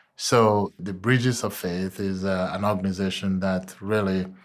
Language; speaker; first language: English; non-native, local second language; Igbo